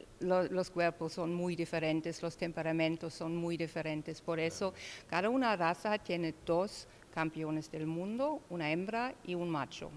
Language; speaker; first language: Spanish; non-native, learner; German